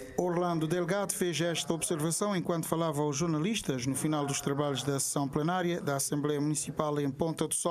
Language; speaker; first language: Portuguese; non-native, local second language; Kabuverdianu